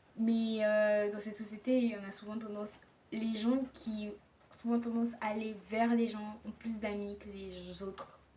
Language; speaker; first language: French; native; French